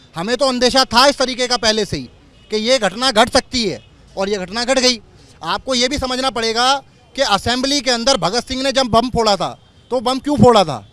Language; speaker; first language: Hindi; native; Hindi